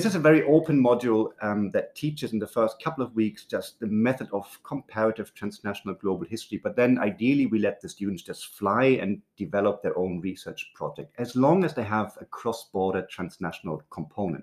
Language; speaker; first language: English; non-native, fluent; German